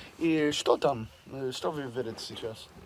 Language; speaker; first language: Russian; non-native, learner; English